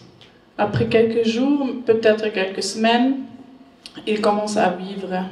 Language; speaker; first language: French; non-native, learner; German